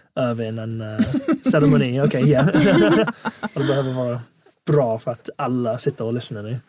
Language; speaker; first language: Swedish; non-native, fluent; English